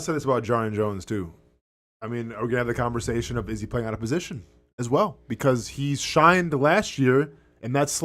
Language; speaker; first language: English; native; English